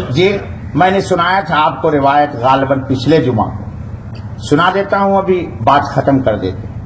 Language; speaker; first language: Urdu; native; Urdu